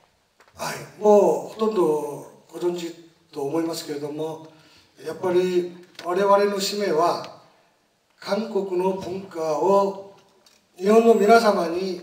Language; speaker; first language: Japanese; non-native, fluent; Korean